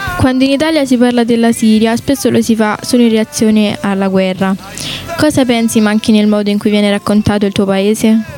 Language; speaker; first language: Italian; native; Italian